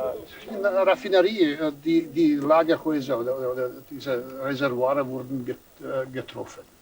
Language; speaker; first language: German; non-native, fluent; Serbian